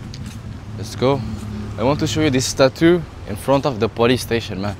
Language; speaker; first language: English; non-native, learner; Arabic